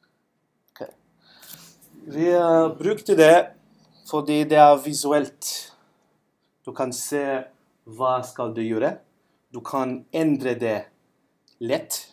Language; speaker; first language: Norwegian; non-native, learner; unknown